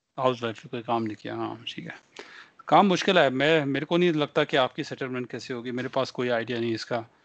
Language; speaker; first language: Hindi; non-native, local second language; Punjabi